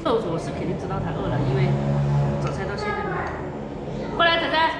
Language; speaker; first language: Chinese; non-native, local second language; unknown